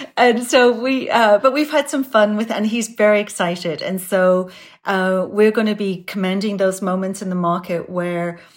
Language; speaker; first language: English; native; English